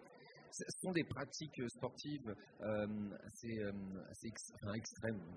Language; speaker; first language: French; native; French